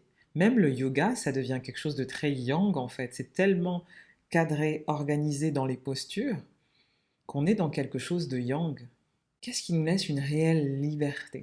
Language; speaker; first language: French; native; French